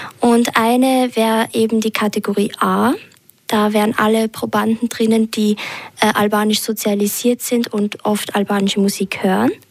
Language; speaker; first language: German; early bilingual, other home language; Albanian